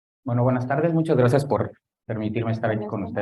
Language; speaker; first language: Spanish; native; Spanish